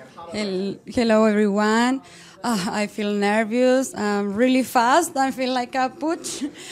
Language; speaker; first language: English; non-native, learner; Spanish